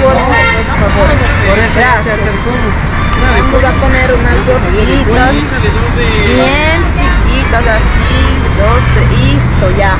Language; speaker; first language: Spanish; non-native, fluent; Portuguese